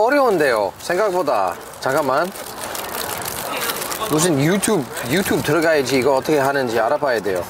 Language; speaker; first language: Korean; non-native, fluent; English